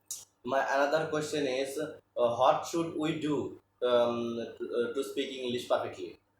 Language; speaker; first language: English; non-native, learner; Bangla